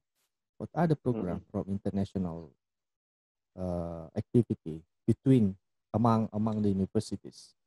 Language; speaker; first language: English; non-native, fluent; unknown